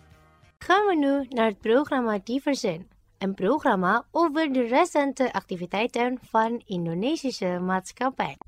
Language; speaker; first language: Dutch; non-native, learner; Indonesian